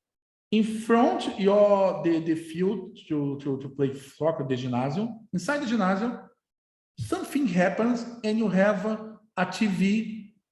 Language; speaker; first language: English; non-native, fluent; Portuguese